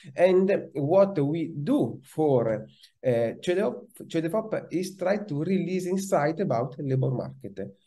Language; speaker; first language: English; non-native, fluent; Italian